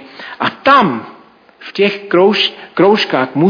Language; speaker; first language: Czech; non-native, fluent; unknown